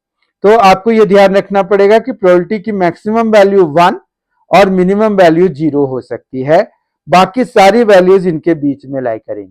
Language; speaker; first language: Hindi; native; Hindi